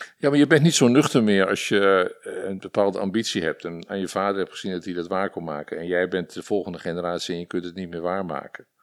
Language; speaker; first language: Dutch; native; Dutch